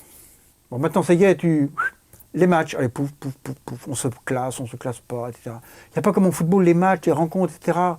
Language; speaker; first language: French; native; French